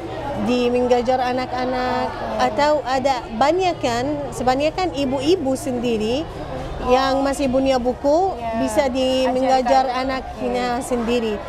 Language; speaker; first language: Indonesian; non-native, fluent; Arabic